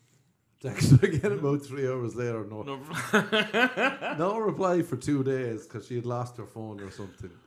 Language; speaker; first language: English; native; English